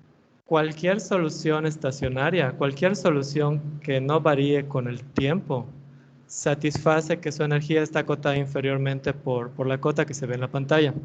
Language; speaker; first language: Spanish; native; Spanish